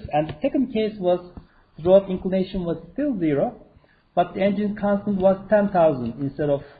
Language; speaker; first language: English; non-native, fluent; Turkish